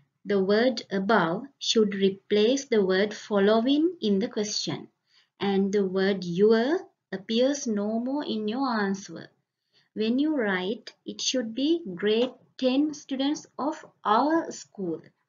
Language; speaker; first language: English; non-native, local second language; Sinhala